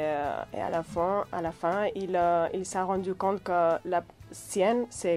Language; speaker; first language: French; non-native, fluent; Catalan